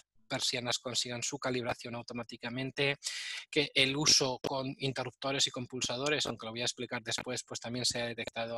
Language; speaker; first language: Spanish; native; Spanish